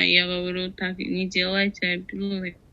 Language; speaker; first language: Russian; non-native, learner; Tajik